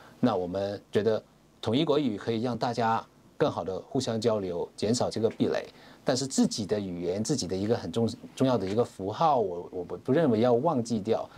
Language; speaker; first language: Chinese; non-native, local second language; Cantonese